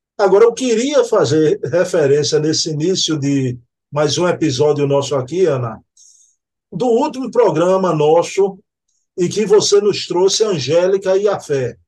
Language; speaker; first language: Portuguese; native; Portuguese